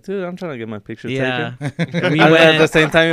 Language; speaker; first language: English; non-native, fluent; Spanish